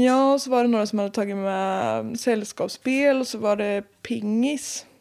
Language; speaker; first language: Swedish; native; Swedish